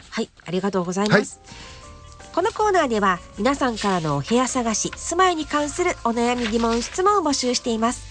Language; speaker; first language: Japanese; native; Japanese